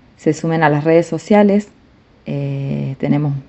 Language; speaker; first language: Spanish; native; Spanish